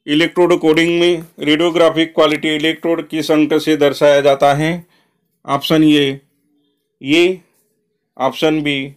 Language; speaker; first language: Hindi; non-native, local second language; Marathi